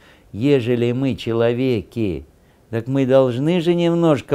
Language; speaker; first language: Russian; native; Russian